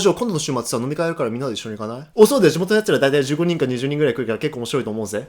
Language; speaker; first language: Japanese; native; Japanese